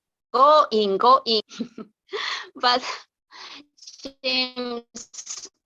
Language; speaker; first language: English; non-native, learner; Spanish